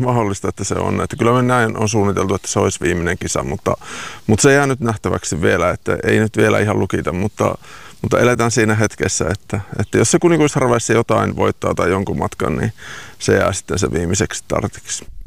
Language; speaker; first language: Finnish; native; Finnish